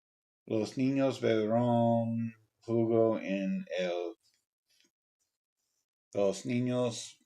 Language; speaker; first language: Spanish; non-native, learner; English